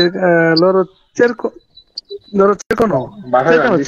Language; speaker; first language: Italian; non-native, learner; Bangla